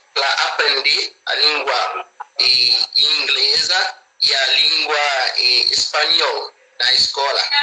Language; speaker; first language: Portuguese; non-native, fluent; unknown